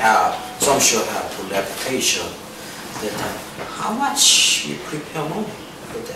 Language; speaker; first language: English; non-native, learner; Korean